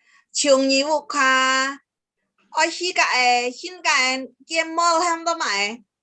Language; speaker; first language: Chinese; early bilingual, heritage; Chinese